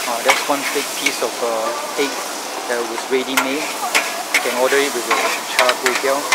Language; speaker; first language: English; non-native, local second language; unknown